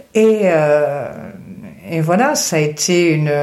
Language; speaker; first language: French; native; French